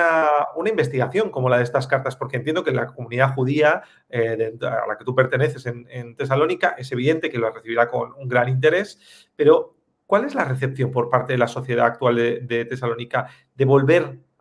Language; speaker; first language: Spanish; native; Spanish